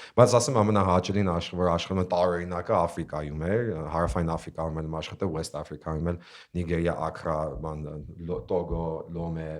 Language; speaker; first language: Armenian; early bilingual, heritage; Armenian